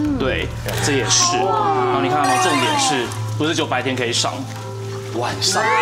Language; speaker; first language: Chinese; non-native, fluent; Japanese